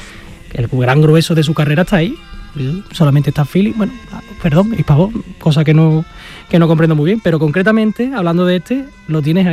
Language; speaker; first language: Spanish; native; Spanish